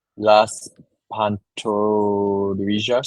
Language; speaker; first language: Spanish; non-native, learner; English